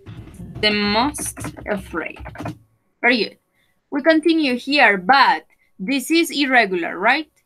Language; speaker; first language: English; non-native, fluent; Spanish